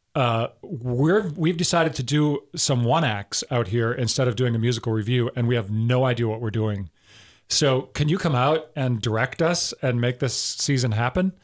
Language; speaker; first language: English; native; English